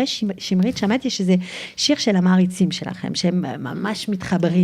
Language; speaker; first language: Hebrew; non-native, fluent; French